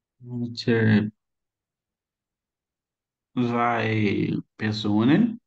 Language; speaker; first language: German; non-native, learner; Portuguese